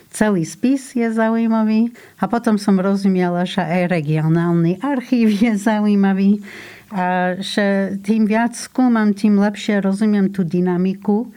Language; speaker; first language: Slovak; non-native, learner; English